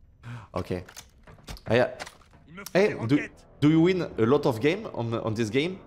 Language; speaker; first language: English; non-native, learner; French